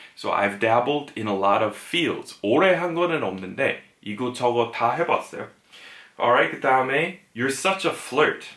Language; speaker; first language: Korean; non-native, fluent; English